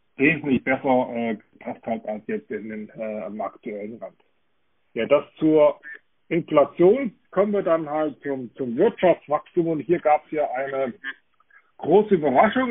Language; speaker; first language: German; native; German